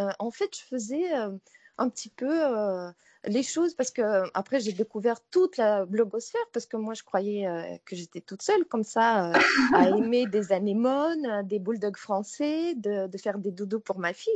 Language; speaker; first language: French; non-native, fluent; Russian